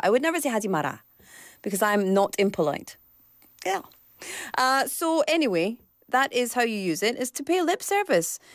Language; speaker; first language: English; native; English